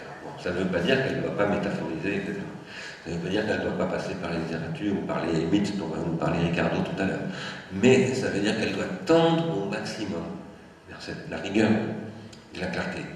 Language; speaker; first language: French; native; French